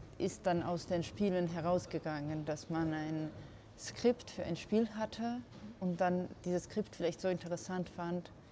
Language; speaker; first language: German; non-native, fluent; Georgian